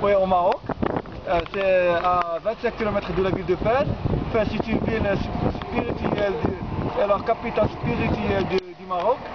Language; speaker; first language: French; non-native, local second language; Arabic